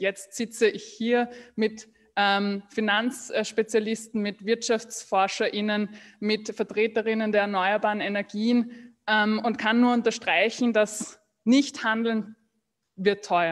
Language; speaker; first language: German; native; German